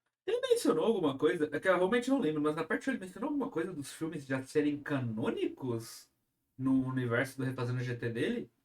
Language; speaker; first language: Portuguese; native; Portuguese